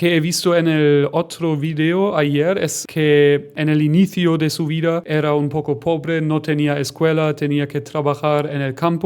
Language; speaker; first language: Spanish; non-native, fluent; German